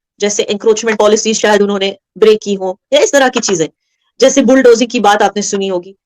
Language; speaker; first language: Hindi; non-native, local second language; Kashmiri